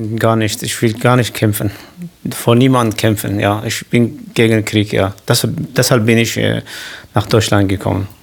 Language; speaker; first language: German; non-native, learner; Kurdish